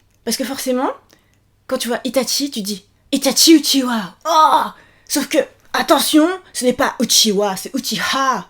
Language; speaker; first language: French; native; French